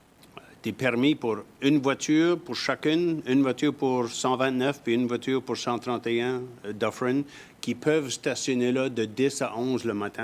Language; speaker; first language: French; native; French